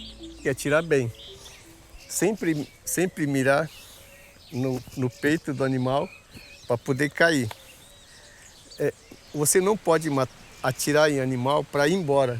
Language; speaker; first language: Portuguese; non-native, local second language; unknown